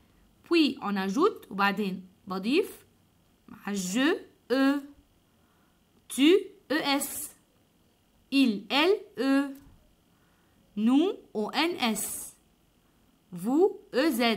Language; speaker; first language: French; non-native, fluent; Arabic